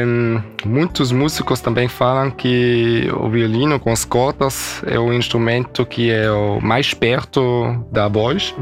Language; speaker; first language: Portuguese; early bilingual, heritage; German